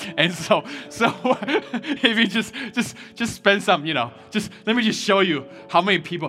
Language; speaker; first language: English; early bilingual, other home language; Chinese